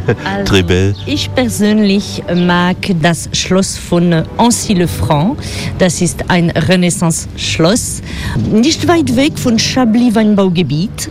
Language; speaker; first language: German; non-native, learner; French